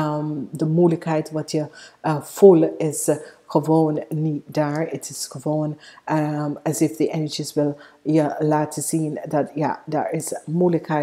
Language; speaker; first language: Dutch; non-native, fluent; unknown